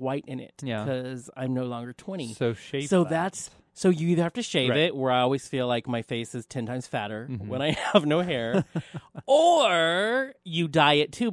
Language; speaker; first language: English; native; English